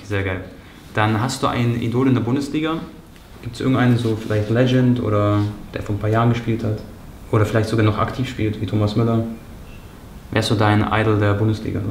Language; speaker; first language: German; native; German